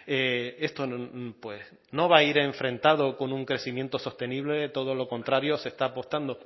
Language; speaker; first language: Spanish; native; Spanish